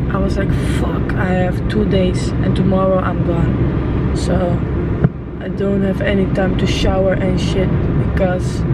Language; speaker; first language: English; non-native, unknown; Dutch